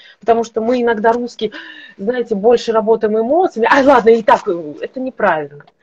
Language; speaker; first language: Russian; native; Russian